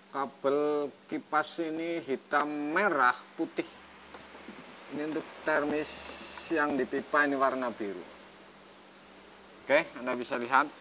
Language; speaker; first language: Indonesian; native; Indonesian